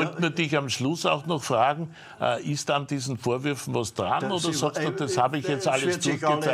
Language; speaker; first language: German; native; German